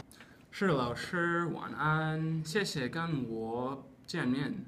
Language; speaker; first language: Chinese; non-native, learner; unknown